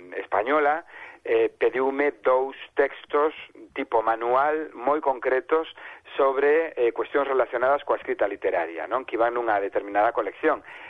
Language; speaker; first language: Galician; native; Galician